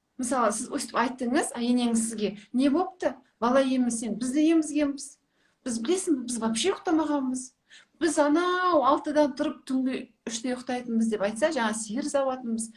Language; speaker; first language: Kazakh; non-native, local second language; Russian